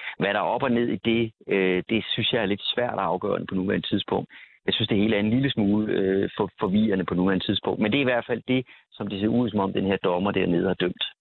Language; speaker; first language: Danish; native; Danish